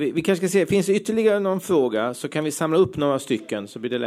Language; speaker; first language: Swedish; native; Swedish